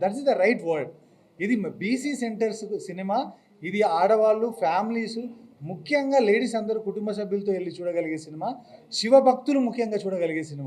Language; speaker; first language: Telugu; native; Telugu